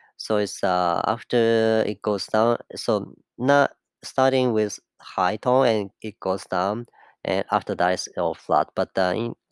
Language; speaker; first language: English; non-native, fluent; Japanese